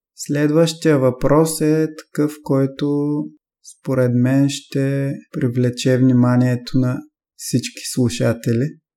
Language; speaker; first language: Bulgarian; native; Bulgarian